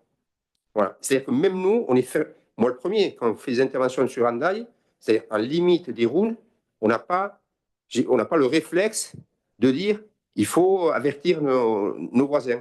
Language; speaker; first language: French; native; French